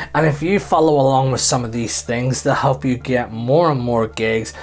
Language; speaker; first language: English; native; English